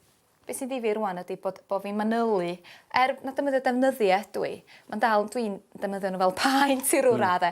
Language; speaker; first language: Welsh; native; Welsh